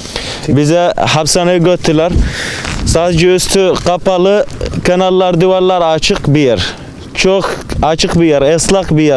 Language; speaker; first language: Turkish; non-native, learner; Arabic